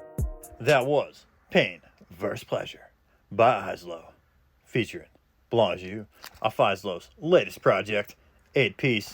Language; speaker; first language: English; native; English